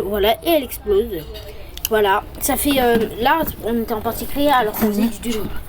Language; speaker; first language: French; native; French